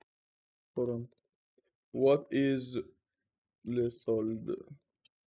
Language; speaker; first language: French; non-native, learner; Russian